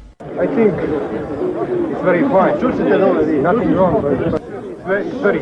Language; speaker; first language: English; non-native, learner; Bosnian